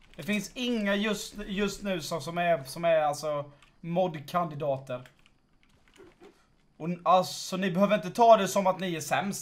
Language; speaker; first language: Swedish; native; Swedish